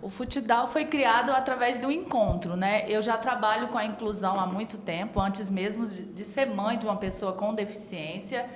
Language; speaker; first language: Portuguese; native; Portuguese